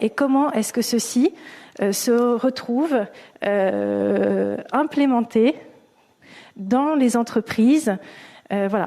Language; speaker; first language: French; native; French